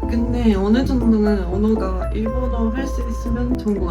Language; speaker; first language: Korean; non-native, fluent; Japanese